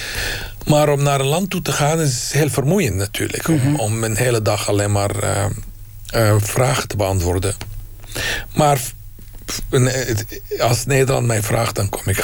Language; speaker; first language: Dutch; non-native, fluent; Arabic